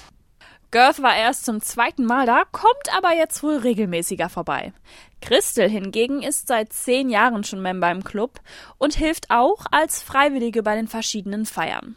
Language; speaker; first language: German; native; German